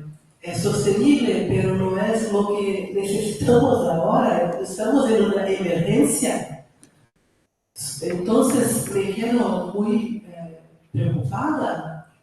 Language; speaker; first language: Spanish; non-native, fluent; Portuguese